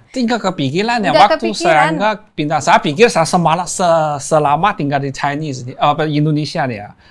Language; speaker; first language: Indonesian; non-native, learner; Chinese